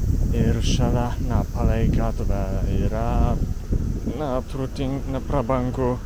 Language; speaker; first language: Lithuanian; non-native, fluent; Japanese